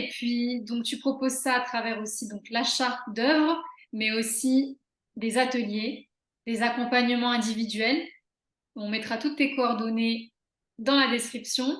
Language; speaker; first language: French; native; French